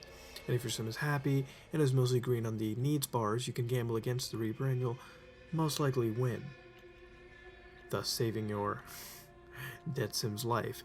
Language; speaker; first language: English; native; English